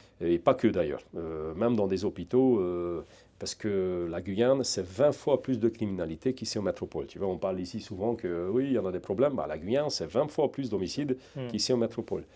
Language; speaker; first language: French; non-native, fluent; Hungarian